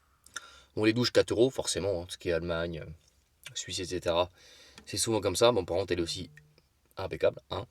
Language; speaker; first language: French; native; French